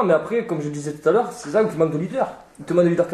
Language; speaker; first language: French; native; French